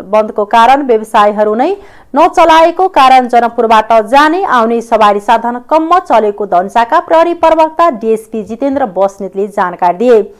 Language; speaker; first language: Nepali; non-native, local second language; Maithili